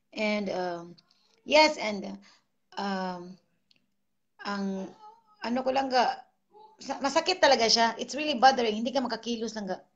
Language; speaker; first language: Filipino; non-native, local second language; Cebuano